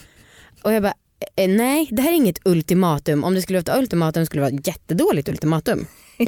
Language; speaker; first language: Swedish; native; Swedish